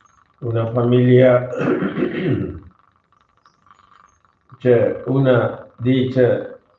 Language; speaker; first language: Italian; non-native, learner; Hindi